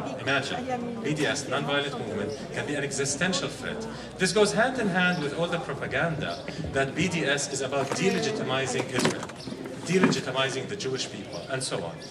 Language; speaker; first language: English; non-native, fluent; Arabic